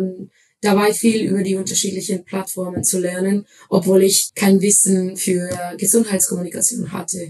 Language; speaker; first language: German; non-native, fluent; Spanish